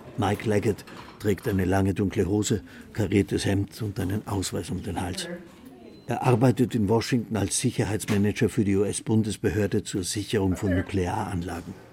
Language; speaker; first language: German; native; German